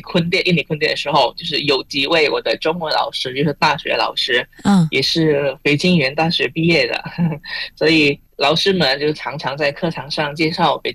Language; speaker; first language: Chinese; non-native, fluent; Indonesian